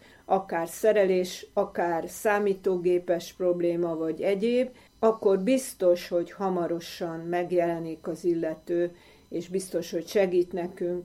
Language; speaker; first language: Hungarian; native; Hungarian